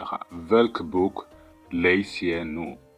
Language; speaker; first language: Dutch; non-native, fluent; Tigrinya